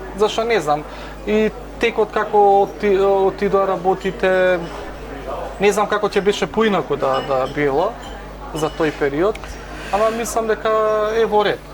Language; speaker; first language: Macedonian; non-native, local second language; Romany